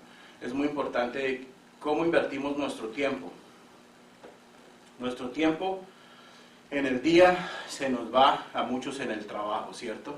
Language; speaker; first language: Spanish; native; Spanish